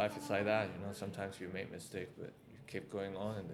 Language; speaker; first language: English; non-native, local second language; Cantonese